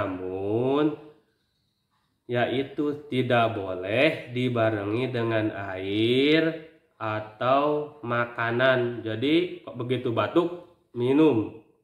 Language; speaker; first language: Indonesian; native; Indonesian